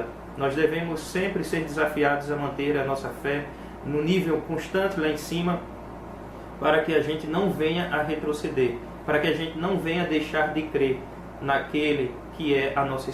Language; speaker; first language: Portuguese; native; Portuguese